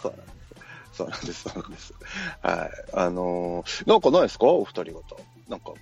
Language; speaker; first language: Japanese; native; Japanese